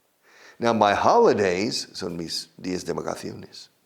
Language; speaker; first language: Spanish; non-native, fluent; English